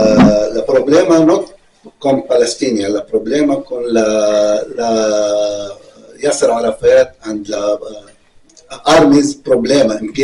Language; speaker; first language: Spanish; non-native, learner; Arabic